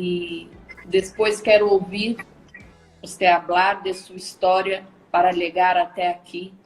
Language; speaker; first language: Spanish; non-native, learner; Portuguese